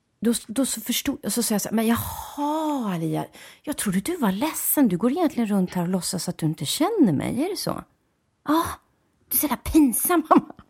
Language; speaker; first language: Swedish; native; Swedish